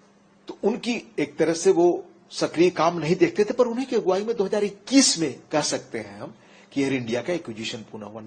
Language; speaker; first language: Hindi; native; Hindi